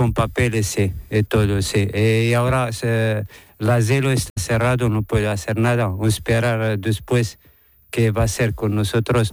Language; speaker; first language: Spanish; non-native, learner; Arabic